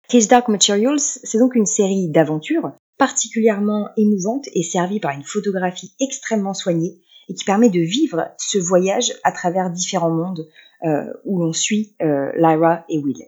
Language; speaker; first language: French; native; French